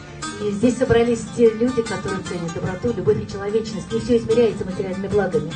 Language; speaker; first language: Russian; native; Russian